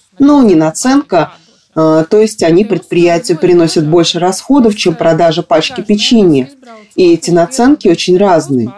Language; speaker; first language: Russian; non-native, local second language; Latvian